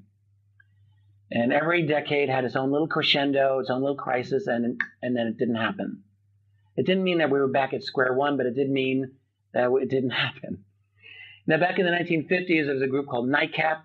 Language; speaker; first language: English; native; English